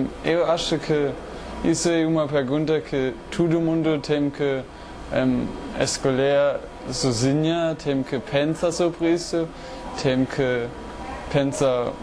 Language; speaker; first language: Portuguese; non-native, learner; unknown